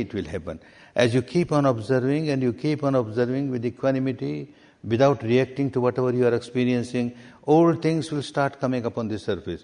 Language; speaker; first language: English; non-native, fluent; Burmese